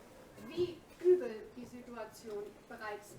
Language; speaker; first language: German; non-native, fluent; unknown